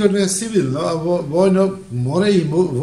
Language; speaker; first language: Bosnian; early bilingual, heritage; Bosnian